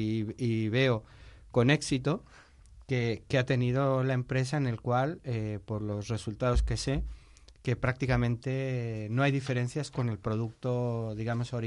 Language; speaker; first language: Spanish; native; Spanish